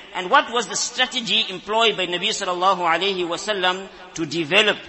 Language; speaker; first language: English; native; English